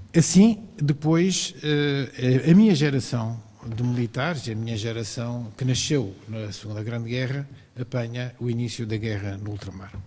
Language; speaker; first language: Portuguese; native; Portuguese